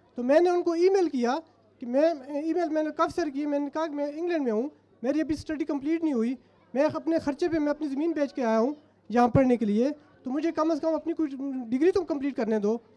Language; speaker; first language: Urdu; non-native, local second language; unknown